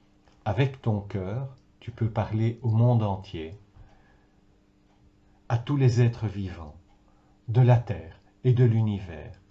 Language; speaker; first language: French; native; French